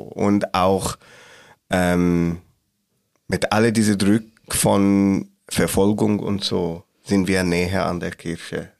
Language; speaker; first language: German; non-native, learner; Arabic